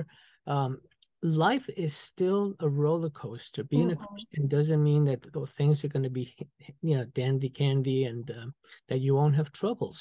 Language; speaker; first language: English; early bilingual, other home language; Spanish